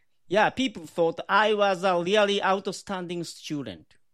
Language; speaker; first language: English; non-native, learner; Japanese